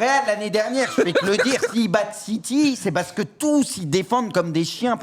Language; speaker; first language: French; native; French